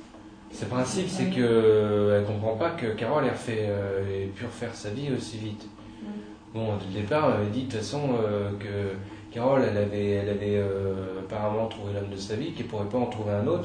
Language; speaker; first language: French; native; French